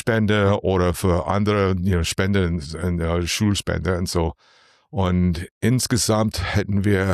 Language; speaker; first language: German; non-native, learner; English